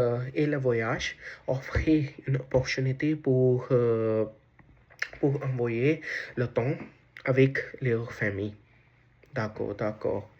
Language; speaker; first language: French; non-native, learner; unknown